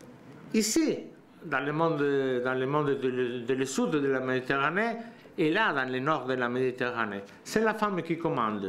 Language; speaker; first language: French; non-native, learner; Spanish